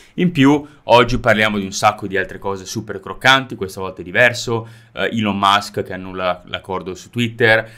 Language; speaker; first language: Italian; native; Italian